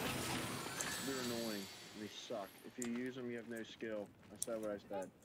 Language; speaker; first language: English; native; English